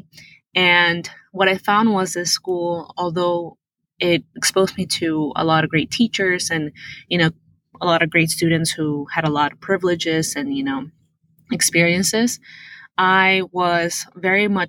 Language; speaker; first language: English; early bilingual, other home language; Spanish